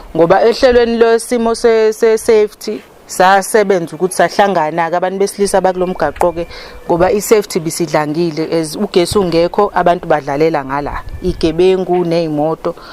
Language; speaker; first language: Zulu; native; Zulu